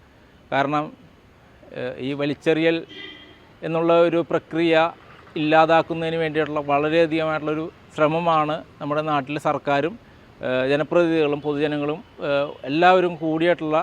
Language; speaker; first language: Malayalam; native; Malayalam